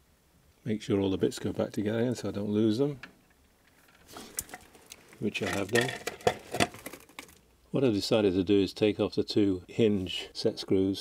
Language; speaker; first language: English; native; English